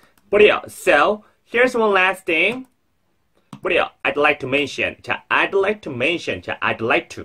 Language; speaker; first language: English; non-native, fluent; Korean